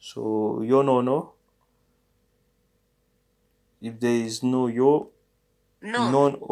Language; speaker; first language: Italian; non-native, learner; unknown